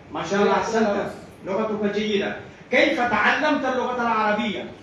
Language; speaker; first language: Arabic; non-native, fluent; Bangla